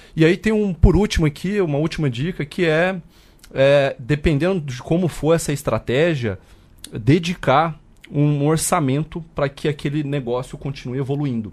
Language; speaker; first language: Portuguese; native; Portuguese